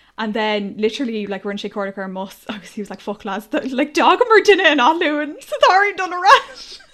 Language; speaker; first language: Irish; non-native, local second language; English